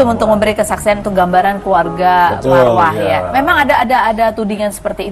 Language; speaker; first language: Indonesian; native; Indonesian